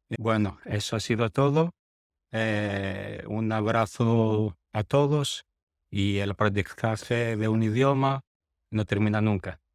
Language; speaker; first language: Spanish; non-native, fluent; Greek